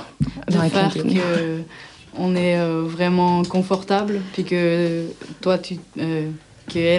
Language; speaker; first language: French; native; French